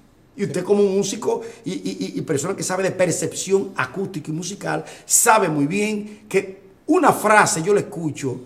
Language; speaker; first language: Spanish; native; Spanish